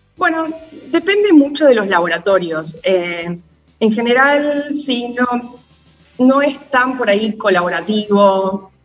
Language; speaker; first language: Spanish; native; Spanish